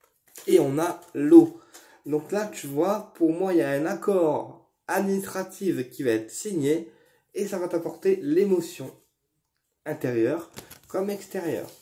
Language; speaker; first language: French; native; French